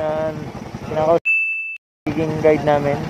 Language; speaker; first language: Filipino; native; Filipino